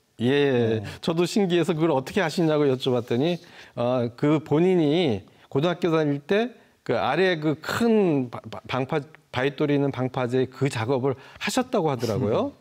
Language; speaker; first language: Korean; native; Korean